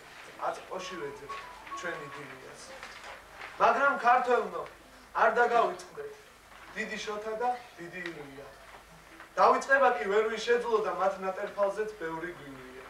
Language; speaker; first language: Georgian; native; Georgian